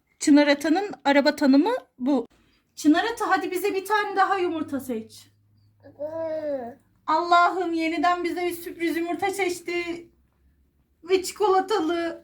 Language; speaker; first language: Turkish; native; Turkish